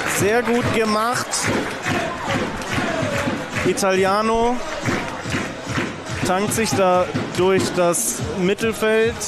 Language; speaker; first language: German; native; German